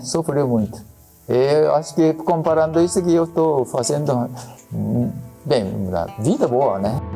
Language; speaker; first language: Portuguese; non-native, learner; Japanese